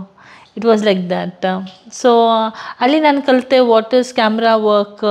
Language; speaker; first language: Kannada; non-native, local second language; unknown